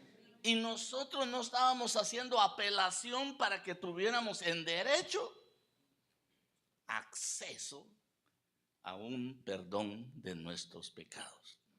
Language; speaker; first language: Spanish; native; Spanish